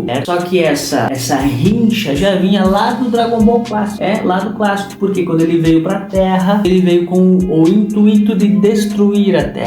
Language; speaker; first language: Portuguese; native; Portuguese